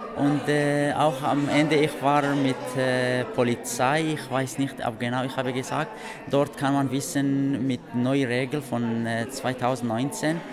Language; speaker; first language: German; non-native, learner; Arabic